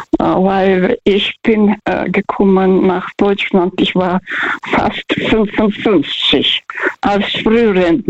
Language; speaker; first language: German; non-native, fluent; Russian